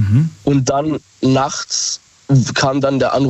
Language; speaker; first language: German; native; German